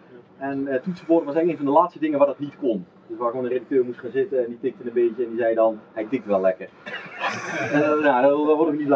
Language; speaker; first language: Dutch; native; Dutch